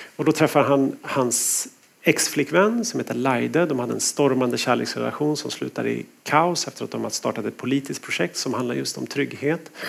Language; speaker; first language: Swedish; native; Swedish